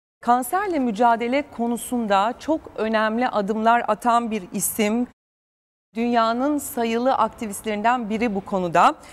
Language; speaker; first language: Turkish; native; Turkish